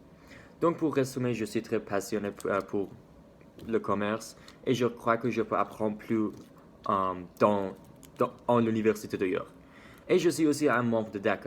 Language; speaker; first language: French; non-native, learner; Persian